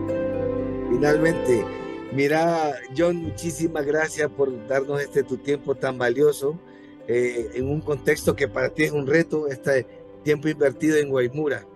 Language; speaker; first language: Spanish; native; Spanish